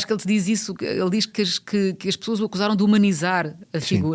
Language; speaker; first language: Portuguese; native; Portuguese